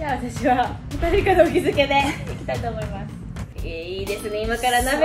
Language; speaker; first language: Japanese; native; Japanese